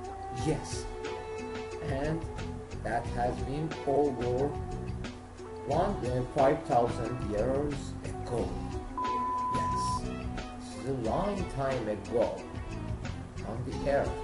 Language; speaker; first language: English; non-native, learner; Persian